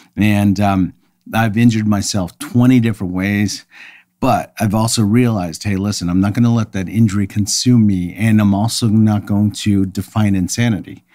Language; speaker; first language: English; native; English